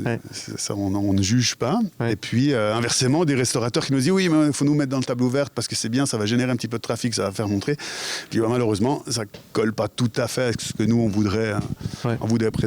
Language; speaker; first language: French; native; French